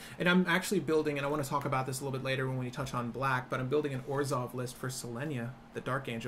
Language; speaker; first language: English; native; English